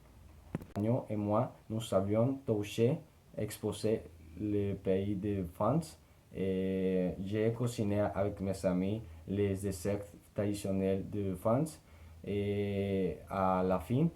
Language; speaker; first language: French; non-native, learner; Spanish